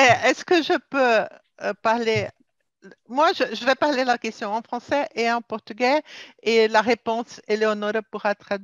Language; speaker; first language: French; non-native, fluent; Portuguese